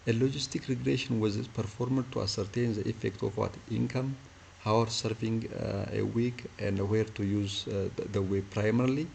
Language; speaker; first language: English; non-native, local second language; Amharic